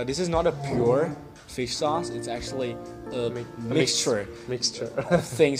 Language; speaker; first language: English; non-native, fluent; Vietnamese